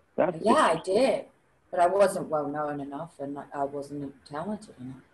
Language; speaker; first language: English; native; English